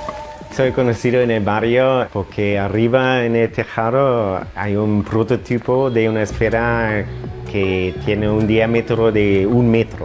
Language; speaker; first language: Spanish; non-native, fluent; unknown